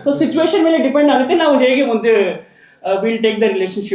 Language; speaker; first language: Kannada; non-native, local second language; Urdu